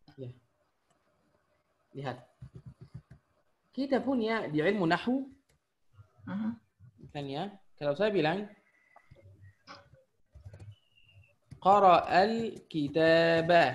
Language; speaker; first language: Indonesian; non-native, fluent; Arabic